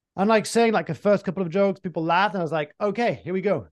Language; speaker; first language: English; early bilingual, other home language; French